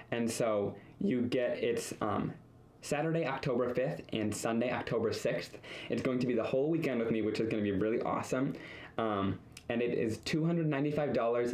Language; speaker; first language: English; native; English